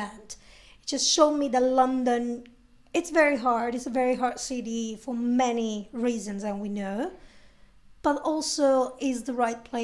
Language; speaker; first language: English; non-native, fluent; Italian